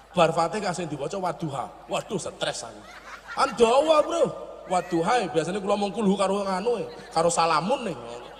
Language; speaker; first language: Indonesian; non-native, local second language; Javanese